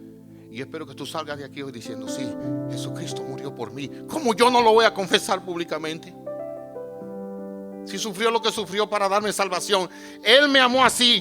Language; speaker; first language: Spanish; native; Spanish